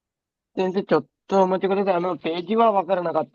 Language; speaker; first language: Japanese; non-native, learner; Sinhala